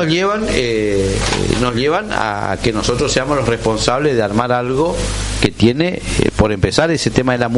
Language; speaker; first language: Spanish; native; Spanish